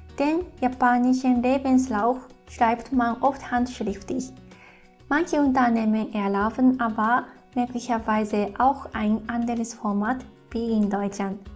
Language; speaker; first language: German; non-native, fluent; Japanese